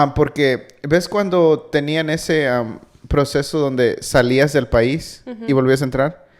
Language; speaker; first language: Spanish; early bilingual, heritage; Spanish